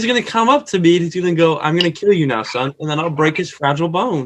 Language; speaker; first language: English; native; English